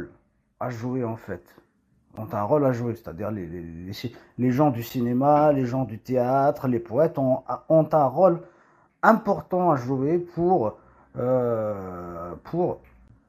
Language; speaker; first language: French; non-native, local second language; Kabyle